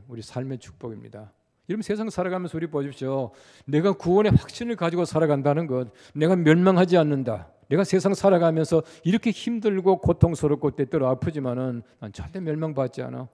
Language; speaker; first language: Korean; native; Korean